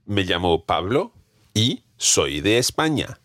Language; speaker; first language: Spanish; non-native, fluent; English